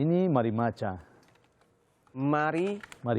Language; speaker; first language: Indonesian; non-native, learner; Spanish